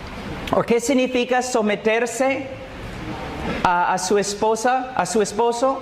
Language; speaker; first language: Spanish; non-native, fluent; English